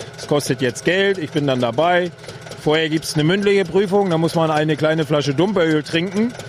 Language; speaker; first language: German; native; German